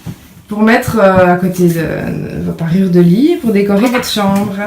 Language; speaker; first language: French; native; French